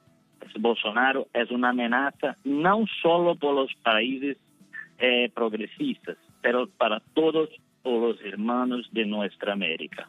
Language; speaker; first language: Spanish; non-native, fluent; Portuguese